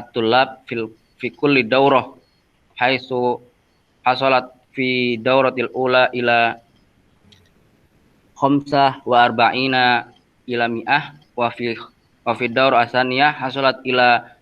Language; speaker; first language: Arabic; non-native, learner; Indonesian